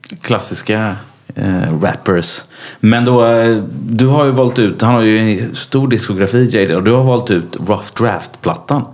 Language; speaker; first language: Swedish; native; Swedish